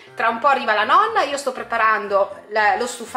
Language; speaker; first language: Italian; native; Italian